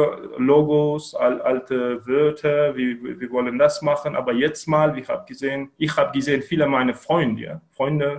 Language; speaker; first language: German; non-native, learner; Kyrgyz